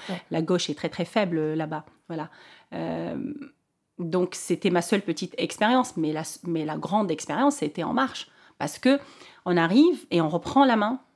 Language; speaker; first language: French; non-native, local second language; Arabic